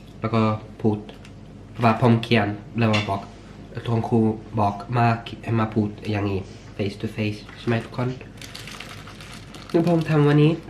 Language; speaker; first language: Thai; early bilingual, heritage; Swedish